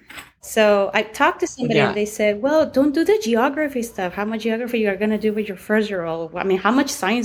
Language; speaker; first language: English; non-native, fluent; Spanish